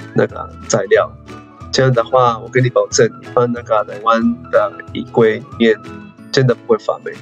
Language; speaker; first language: Chinese; non-native, fluent; Spanish